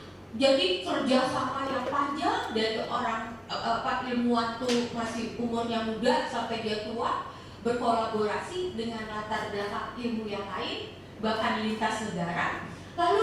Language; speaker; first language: Indonesian; native; Indonesian